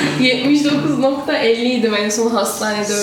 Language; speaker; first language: Turkish; native; Turkish